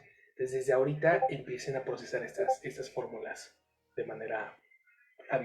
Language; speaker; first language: Spanish; native; Spanish